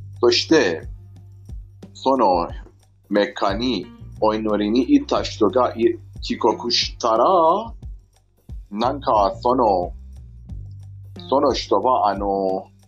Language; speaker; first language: Japanese; non-native, fluent; Persian